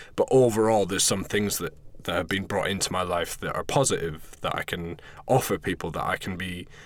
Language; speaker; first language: English; native; English